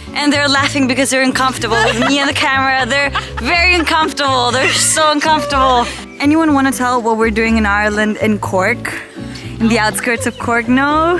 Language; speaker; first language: English; non-native, fluent; Spanish